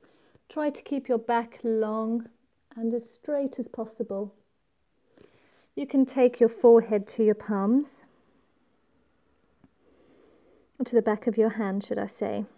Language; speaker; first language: English; native; English